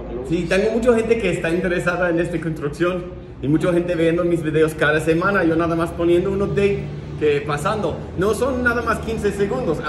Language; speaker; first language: Spanish; non-native, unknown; English